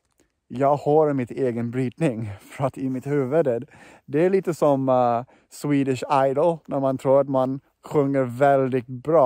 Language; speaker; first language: Swedish; non-native, fluent; English